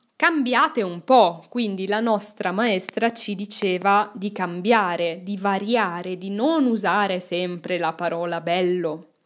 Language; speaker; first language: Italian; native; Italian